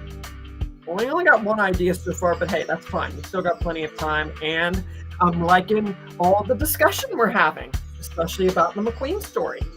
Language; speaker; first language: English; native; English